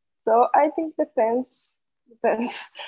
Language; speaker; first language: English; non-native, learner; Portuguese